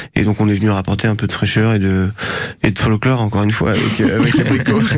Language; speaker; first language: French; native; French